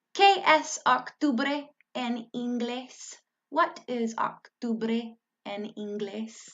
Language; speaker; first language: Spanish; non-native, learner; English